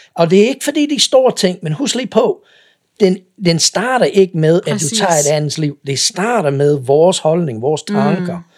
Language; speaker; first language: Danish; non-native, fluent; English